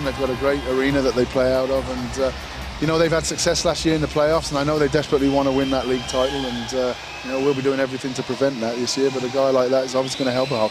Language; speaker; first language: English; native; English